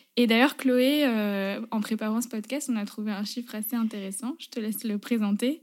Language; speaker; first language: French; native; French